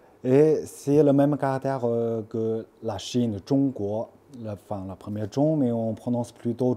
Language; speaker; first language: French; non-native, fluent; Chinese